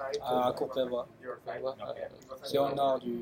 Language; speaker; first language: French; early bilingual, other home language; Chinese